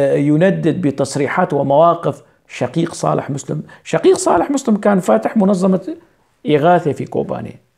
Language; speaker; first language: Arabic; non-native, local second language; Kurdish